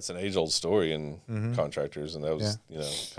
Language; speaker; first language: English; native; English